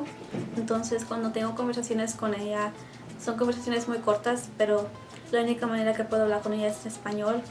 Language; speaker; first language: Spanish; early bilingual, heritage; Spanish